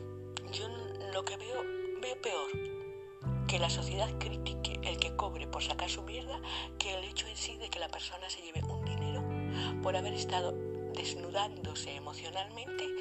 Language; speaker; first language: Spanish; native; Spanish